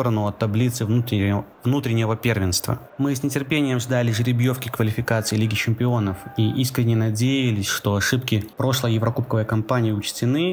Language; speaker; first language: Russian; native; Russian